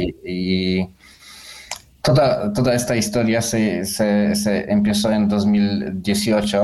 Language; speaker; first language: Spanish; non-native, learner; Polish